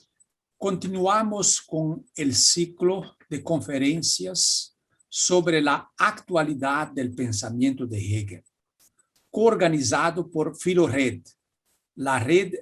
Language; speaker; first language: Spanish; non-native, fluent; Portuguese